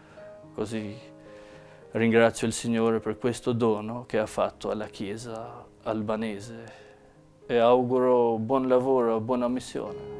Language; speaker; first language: Italian; non-native, fluent; Albanian